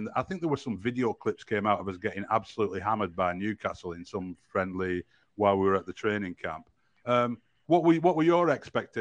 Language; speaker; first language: English; native; English